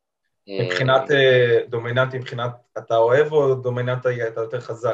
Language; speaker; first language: Hebrew; native; Hebrew